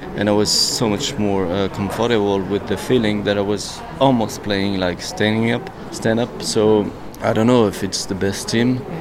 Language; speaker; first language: English; non-native, fluent; French